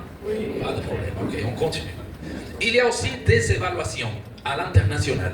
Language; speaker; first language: French; non-native, fluent; Spanish